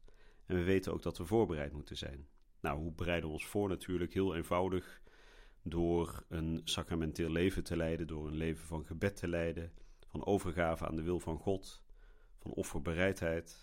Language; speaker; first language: Dutch; native; Dutch